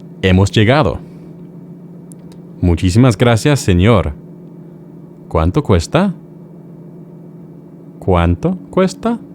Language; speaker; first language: Spanish; non-native, fluent; English